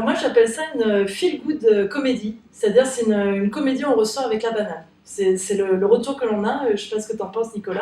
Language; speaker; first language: French; native; French